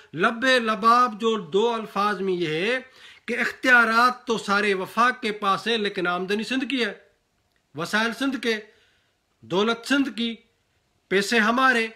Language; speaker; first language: Urdu; non-native, local second language; Sindhi